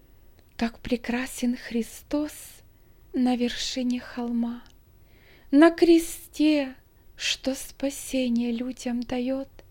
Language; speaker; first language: Russian; native; Russian